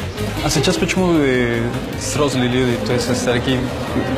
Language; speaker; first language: Russian; non-native, learner; Spanish